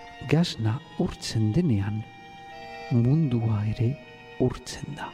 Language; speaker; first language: Basque; native; Basque